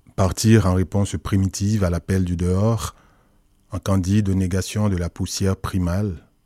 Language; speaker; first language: French; non-native, local second language; Haitian Creole